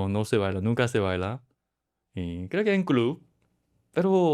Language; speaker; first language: Spanish; non-native, learner; Korean